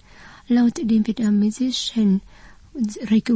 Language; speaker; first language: German; non-native, fluent; Vietnamese